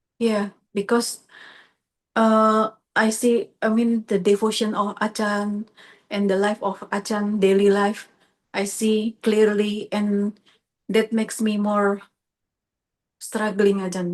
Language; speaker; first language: English; non-native, learner; Indonesian